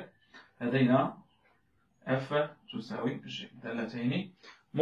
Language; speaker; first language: Arabic; native; Arabic